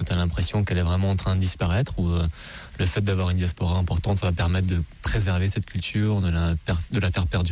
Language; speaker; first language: French; native; French